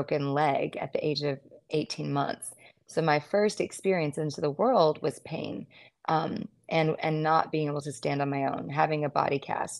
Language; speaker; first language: English; native; English